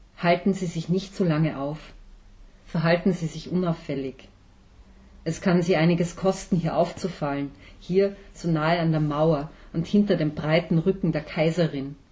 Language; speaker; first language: German; native; German